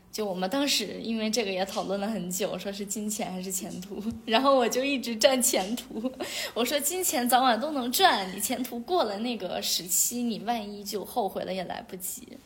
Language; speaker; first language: Chinese; non-native, local second language; Uyghur